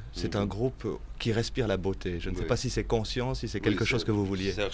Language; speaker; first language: French; native; French